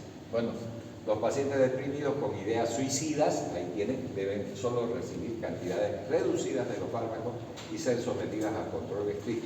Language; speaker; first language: Spanish; native; Spanish